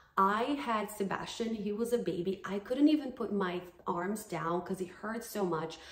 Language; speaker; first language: English; non-native, fluent; Portuguese